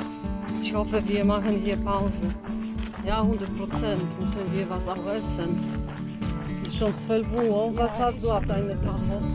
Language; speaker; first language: German; non-native, learner; Polish